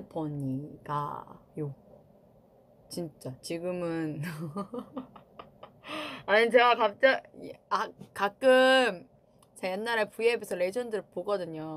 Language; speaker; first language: Korean; non-native, fluent; Chinese